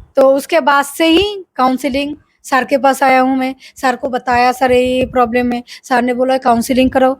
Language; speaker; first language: Hindi; non-native, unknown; Bangla